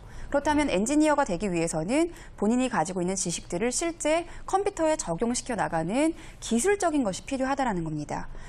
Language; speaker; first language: Korean; native; Korean